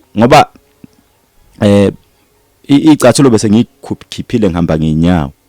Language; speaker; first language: Zulu; native; Zulu